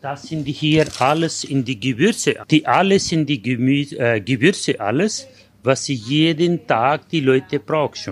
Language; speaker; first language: German; non-native, learner; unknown